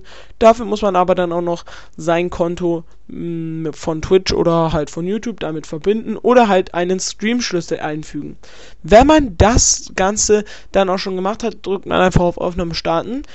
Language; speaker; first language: German; native; German